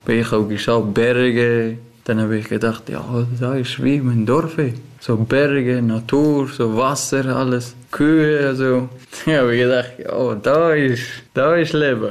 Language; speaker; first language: German; non-native, learner; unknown